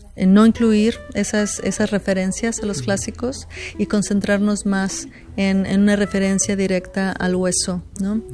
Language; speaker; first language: Spanish; native; Spanish